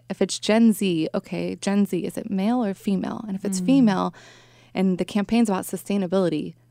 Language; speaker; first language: English; native; English